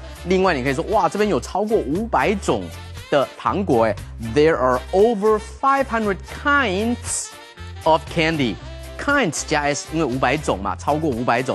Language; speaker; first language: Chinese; native; Chinese